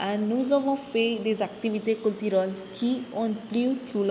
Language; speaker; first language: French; non-native, fluent; Tamil